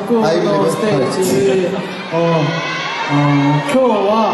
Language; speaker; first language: Japanese; non-native, learner; Korean